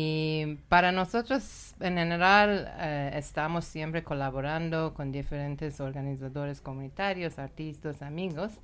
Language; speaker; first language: Spanish; non-native, learner; Persian